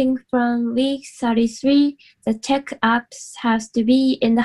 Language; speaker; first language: English; non-native, learner; Japanese